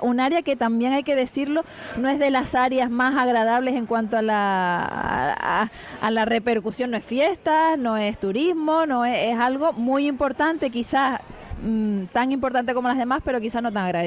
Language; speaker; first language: Spanish; native; Spanish